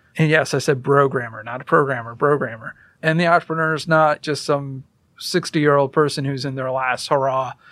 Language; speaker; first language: English; early bilingual, other home language; Hindi